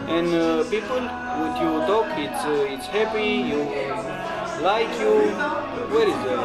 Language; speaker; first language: English; non-native, learner; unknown